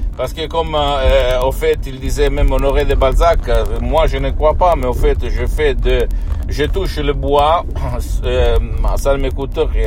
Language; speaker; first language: French; non-native, fluent; Italian